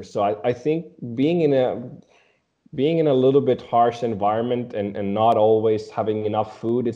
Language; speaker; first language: English; non-native, fluent; Swedish